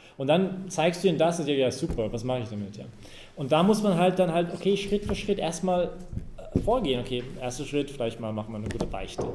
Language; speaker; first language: German; non-native, fluent; English